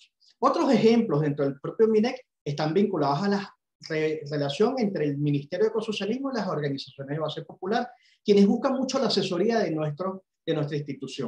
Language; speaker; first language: Spanish; native; Spanish